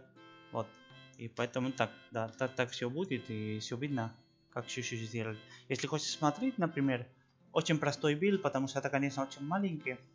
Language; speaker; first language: Russian; non-native, learner; Spanish